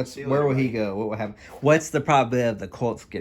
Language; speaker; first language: English; native; English